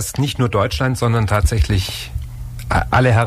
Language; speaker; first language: German; native; German